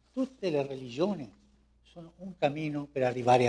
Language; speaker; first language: Italian; non-native, fluent; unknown